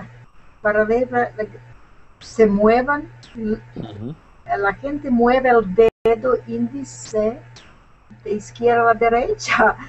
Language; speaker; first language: Spanish; non-native, learner; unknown